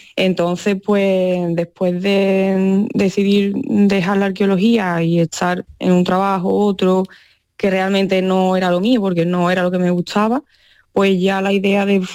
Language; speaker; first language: Spanish; native; Spanish